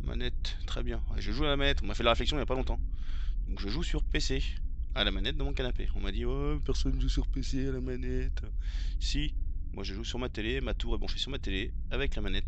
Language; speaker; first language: French; native; French